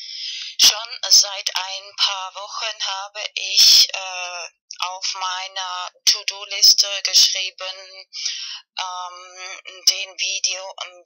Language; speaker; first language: German; non-native, fluent; Spanish